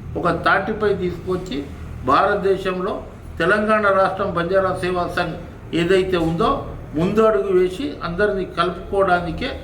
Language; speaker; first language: Telugu; non-native, local second language; Lambadi